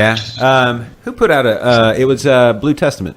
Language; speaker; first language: English; native; English